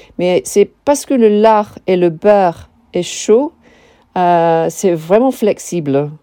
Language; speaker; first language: French; non-native, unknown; English